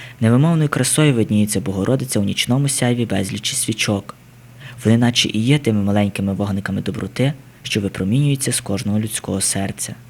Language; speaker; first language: Ukrainian; native; Ukrainian